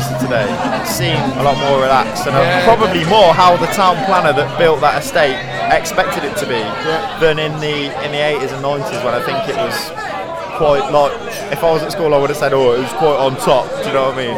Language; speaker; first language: English; native; English